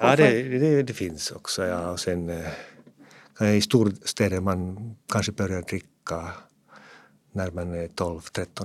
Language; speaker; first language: Swedish; non-native, fluent; Finnish